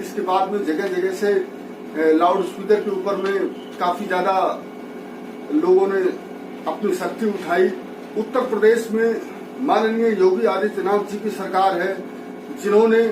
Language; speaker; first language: Hindi; native; Hindi